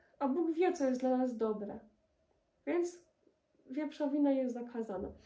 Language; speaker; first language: Polish; native; Polish